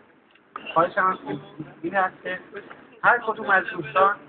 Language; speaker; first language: Persian; native; Persian